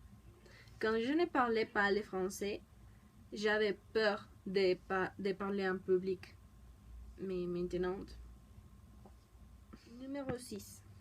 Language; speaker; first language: French; non-native, learner; Spanish